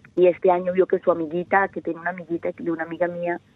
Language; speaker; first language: Spanish; native; Spanish